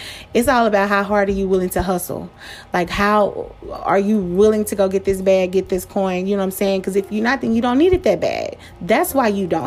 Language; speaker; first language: English; native; English